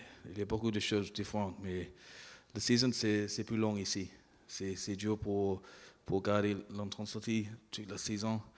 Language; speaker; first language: French; non-native, learner; English